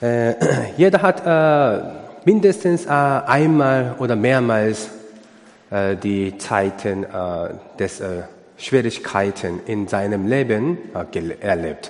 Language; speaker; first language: German; non-native, learner; Korean